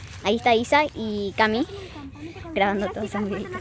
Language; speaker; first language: Spanish; native; Spanish